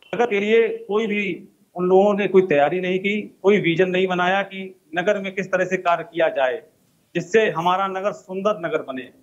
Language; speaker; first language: Hindi; native; Hindi